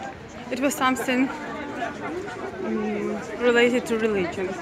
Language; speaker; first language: English; non-native, fluent; Ukrainian